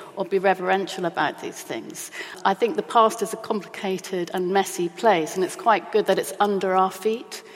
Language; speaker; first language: English; native; English